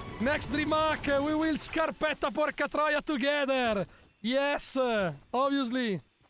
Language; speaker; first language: English; non-native, learner; Italian